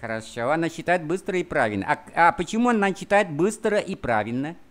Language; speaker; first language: Russian; non-native, fluent; Vietnamese